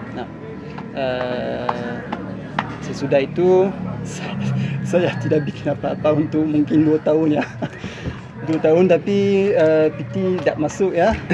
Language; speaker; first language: Indonesian; non-native, learner; French